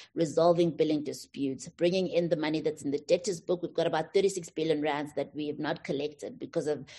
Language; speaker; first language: English; non-native, local second language; Tswana